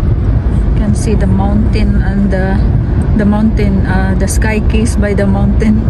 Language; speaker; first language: English; non-native, local second language; Filipino